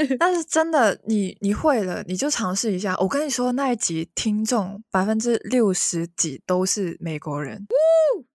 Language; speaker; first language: Chinese; non-native, local second language; Cantonese